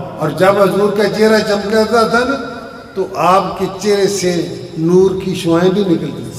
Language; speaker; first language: Urdu; non-native, local second language; Punjabi